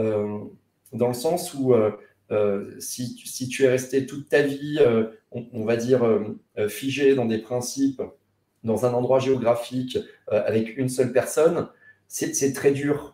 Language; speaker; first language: French; native; French